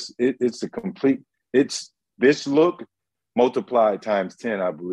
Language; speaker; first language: English; native; English